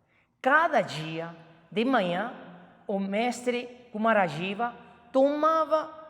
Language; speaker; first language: Portuguese; non-native, fluent; Chinese